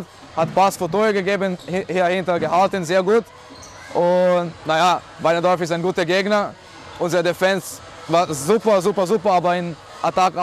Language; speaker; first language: German; non-native, learner; Portuguese